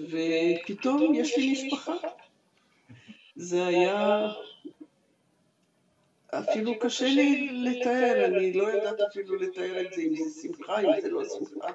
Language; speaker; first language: Hebrew; non-native, fluent; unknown